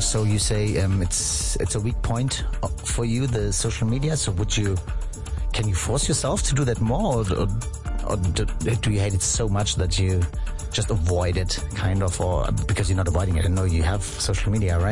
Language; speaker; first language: English; non-native, fluent; German